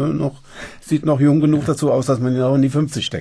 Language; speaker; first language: German; native; German